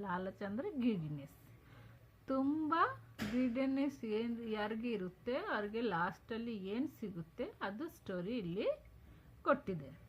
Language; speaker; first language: Kannada; non-native, local second language; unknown